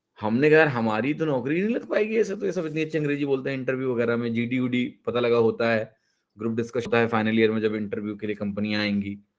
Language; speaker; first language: Hindi; native; Hindi